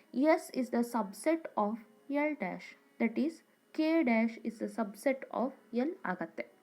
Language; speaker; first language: English; non-native, local second language; Kannada